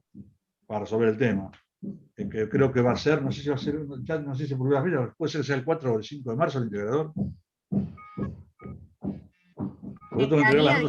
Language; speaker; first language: Spanish; native; Spanish